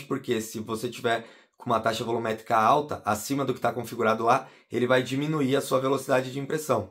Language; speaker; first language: Portuguese; native; Portuguese